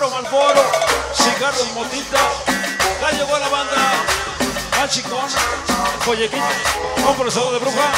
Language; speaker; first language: Spanish; native; Spanish